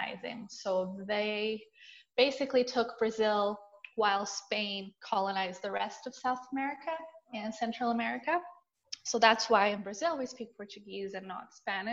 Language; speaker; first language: English; early bilingual, other home language; Portuguese